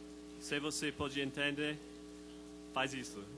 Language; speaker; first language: Portuguese; non-native, learner; English